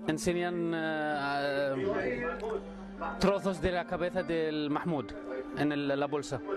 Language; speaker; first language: Spanish; non-native, fluent; Arabic